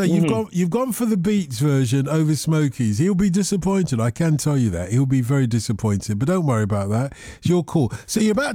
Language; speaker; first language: English; native; English